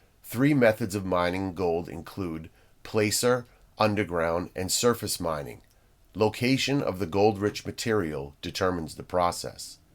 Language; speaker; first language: English; native; English